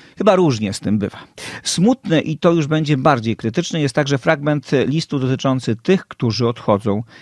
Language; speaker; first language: Polish; native; Polish